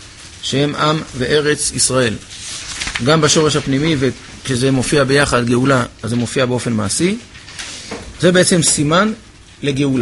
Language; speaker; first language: Hebrew; native; Hebrew